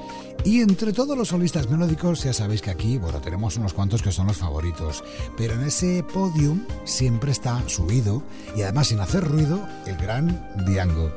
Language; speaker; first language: Spanish; native; Spanish